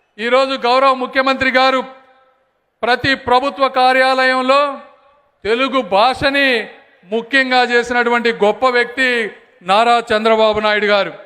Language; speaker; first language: Telugu; native; Telugu